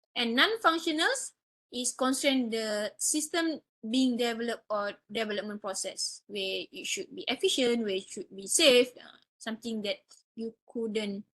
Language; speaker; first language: English; non-native, local second language; Malay